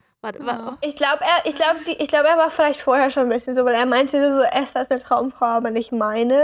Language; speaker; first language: German; native; German